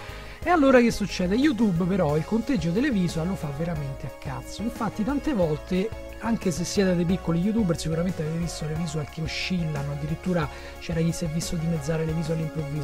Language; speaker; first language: Italian; native; Italian